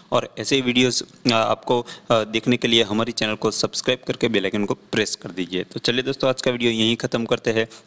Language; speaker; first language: Hindi; non-native, local second language; Gujarati